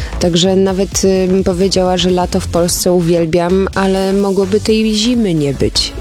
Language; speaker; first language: Polish; early bilingual, heritage; Polish